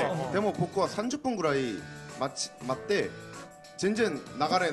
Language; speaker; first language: Japanese; non-native, learner; Korean